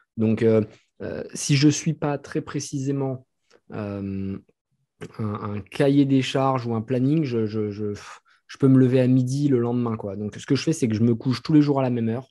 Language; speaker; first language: French; native; French